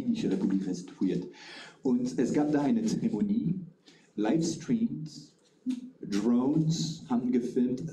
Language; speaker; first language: German; non-native, fluent; French